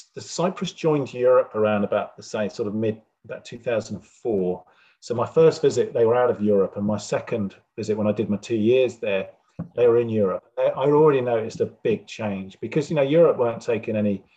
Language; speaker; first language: English; native; English